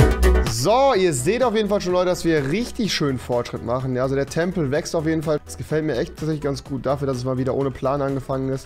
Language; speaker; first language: German; native; German